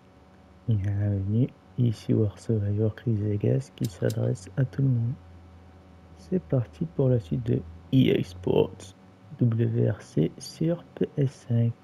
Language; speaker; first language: French; native; French